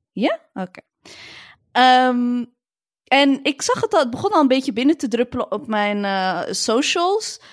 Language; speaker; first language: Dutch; early bilingual, other home language; Arabic